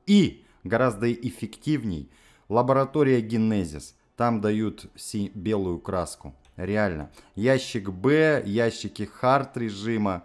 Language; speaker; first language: Russian; native; Russian